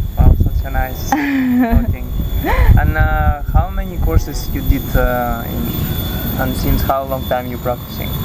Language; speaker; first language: English; non-native, learner; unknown